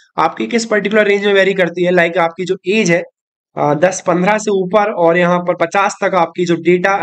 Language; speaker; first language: Hindi; native; Hindi